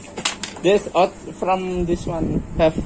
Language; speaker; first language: English; non-native, learner; Indonesian